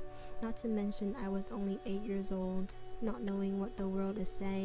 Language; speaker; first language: English; non-native, fluent; Chinese